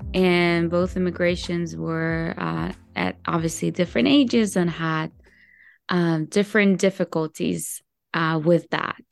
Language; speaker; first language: English; early bilingual, other home language; Hebrew